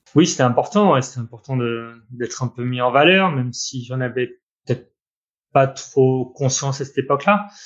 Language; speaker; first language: French; native; French